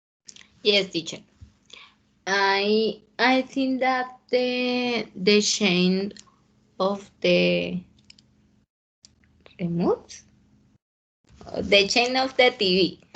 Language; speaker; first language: English; non-native, learner; Spanish